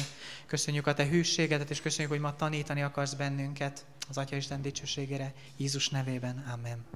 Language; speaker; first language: Hungarian; native; Hungarian